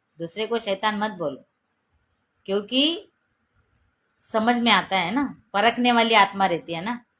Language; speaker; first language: Hindi; non-native, local second language; Marathi